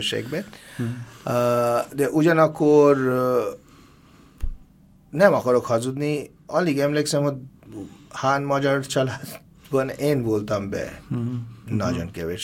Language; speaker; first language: Hungarian; non-native, fluent; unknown